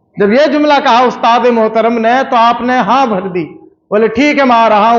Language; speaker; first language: Urdu; native; Urdu